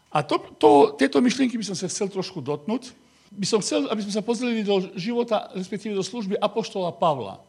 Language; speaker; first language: Slovak; non-native, local second language; Hungarian